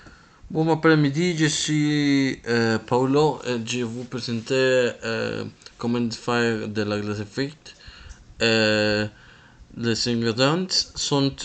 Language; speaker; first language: French; non-native, learner; Spanish